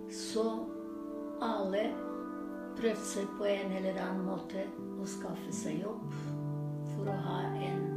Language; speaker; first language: Norwegian; non-native, fluent; Macedonian